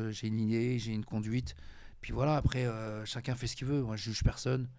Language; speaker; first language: French; native; French